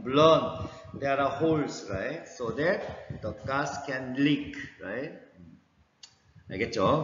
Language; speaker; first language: English; non-native, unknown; Korean